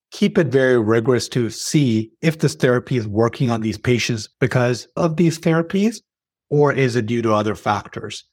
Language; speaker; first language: English; early bilingual, other home language; Arabic